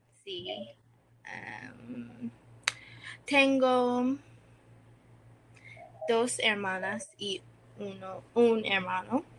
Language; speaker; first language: Spanish; non-native, learner; English